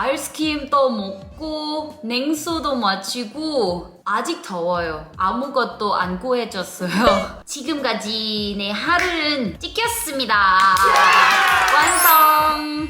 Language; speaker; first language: Korean; non-native, learner; Thai